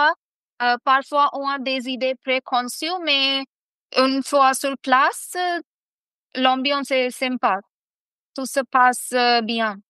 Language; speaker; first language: French; non-native, fluent; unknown